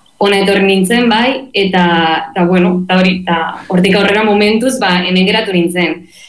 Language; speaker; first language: Basque; non-native, local second language; Spanish